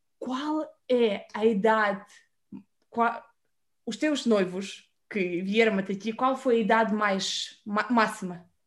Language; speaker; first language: Portuguese; non-native, fluent; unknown